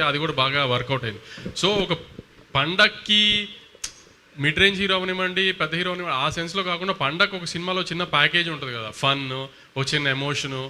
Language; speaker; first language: Telugu; native; Telugu